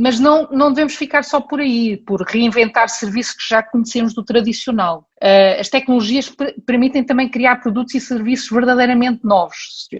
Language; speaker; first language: Portuguese; early bilingual, heritage; Portuguese